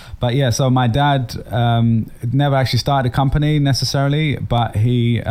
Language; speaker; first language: English; native; English